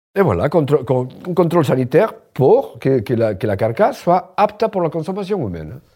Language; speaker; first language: French; non-native, fluent; Spanish